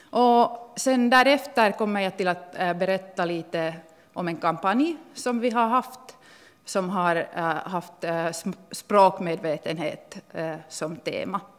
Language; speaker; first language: Swedish; non-native, local second language; Finnish